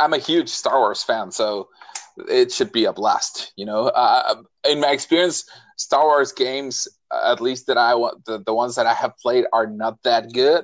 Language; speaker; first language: English; non-native, fluent; Spanish